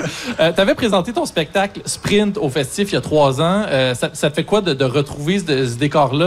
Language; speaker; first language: French; native; French